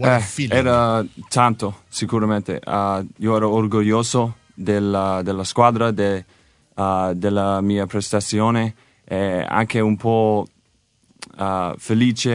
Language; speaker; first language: Italian; non-native, learner; English